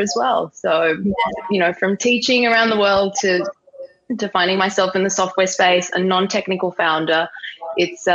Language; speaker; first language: English; native; English